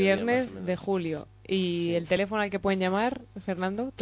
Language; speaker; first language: Spanish; native; Spanish